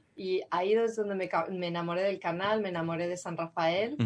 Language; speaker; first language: Spanish; native; Spanish